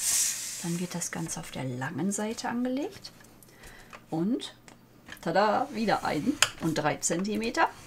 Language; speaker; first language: German; native; German